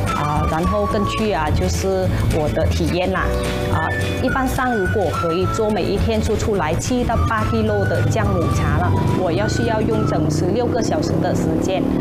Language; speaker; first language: Chinese; non-native, fluent; Vietnamese